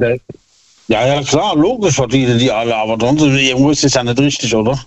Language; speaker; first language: German; native; German